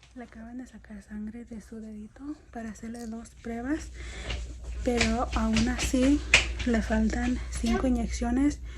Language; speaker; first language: Spanish; early bilingual, other home language; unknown